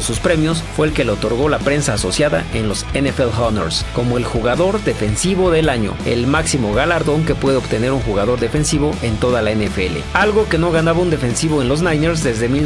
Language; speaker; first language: Spanish; native; Spanish